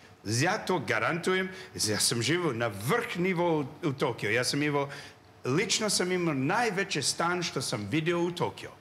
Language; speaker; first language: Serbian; non-native, learner; English